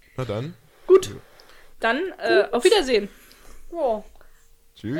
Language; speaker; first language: German; native; German